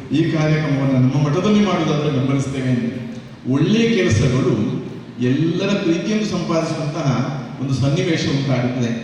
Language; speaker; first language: Kannada; non-native, local second language; Tulu